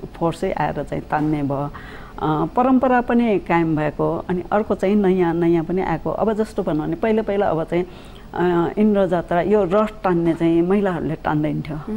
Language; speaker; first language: Nepali; non-native, local second language; Newari